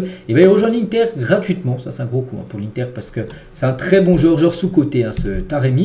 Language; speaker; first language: French; native; French